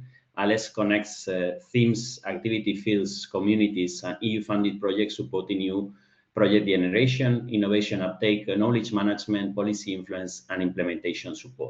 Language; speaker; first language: English; non-native, fluent; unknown